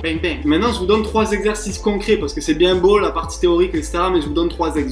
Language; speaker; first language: French; native; French